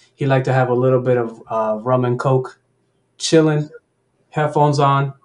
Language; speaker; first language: English; early bilingual, other home language; Spanish